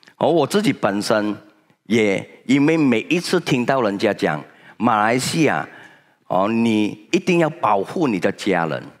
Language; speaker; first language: Chinese; native; Chinese